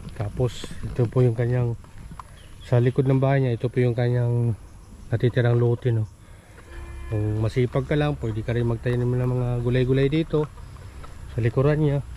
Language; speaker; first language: Filipino; non-native, local second language; Cebuano